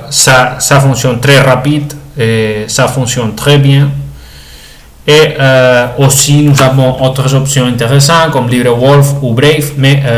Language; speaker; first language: French; non-native, learner; Spanish